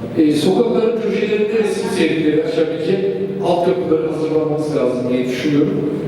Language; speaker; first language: Turkish; native; Turkish